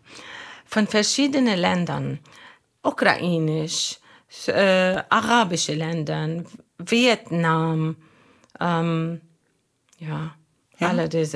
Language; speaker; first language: German; non-native, learner; Arabic